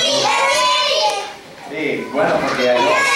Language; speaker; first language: Spanish; non-native, learner; English